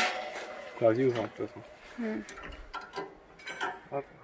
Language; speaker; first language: French; native; French